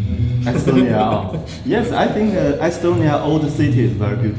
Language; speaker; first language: English; non-native, learner; Chinese